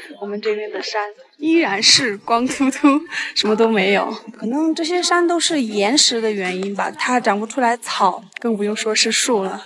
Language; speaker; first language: Chinese; non-native, local second language; Tibetan